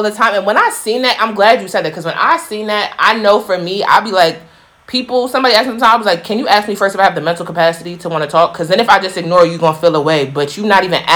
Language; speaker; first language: English; native; English